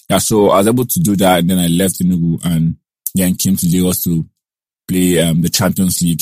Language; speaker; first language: English; non-native, local second language; Igbo